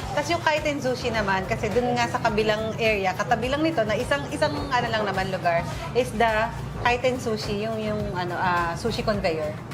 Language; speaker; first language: Filipino; native; Filipino